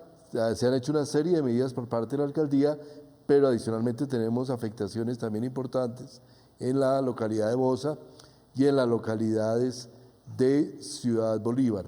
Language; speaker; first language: Spanish; native; Spanish